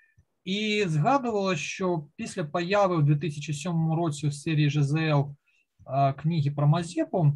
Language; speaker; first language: Ukrainian; native; Ukrainian